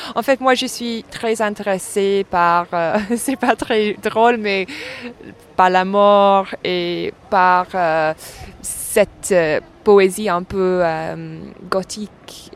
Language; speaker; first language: French; non-native, fluent; English